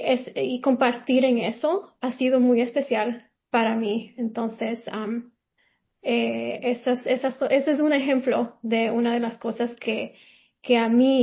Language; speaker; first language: Spanish; early bilingual, heritage; Spanish